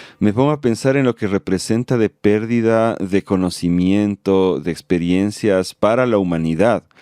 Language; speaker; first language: Spanish; native; Spanish